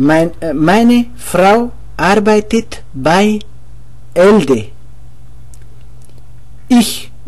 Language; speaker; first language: German; non-native, learner; Pashto